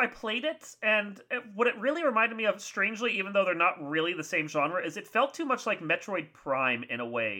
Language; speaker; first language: English; native; English